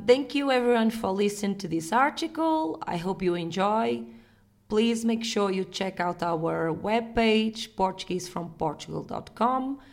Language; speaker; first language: English; non-native, fluent; Portuguese